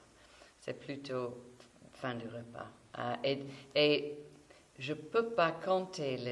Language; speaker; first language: French; non-native, fluent; English